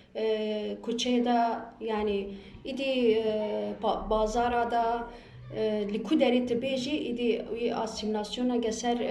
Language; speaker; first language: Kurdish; non-native, local second language; Turkish